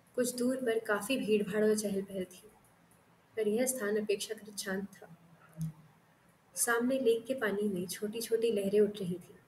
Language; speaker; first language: Hindi; non-native, local second language; Marathi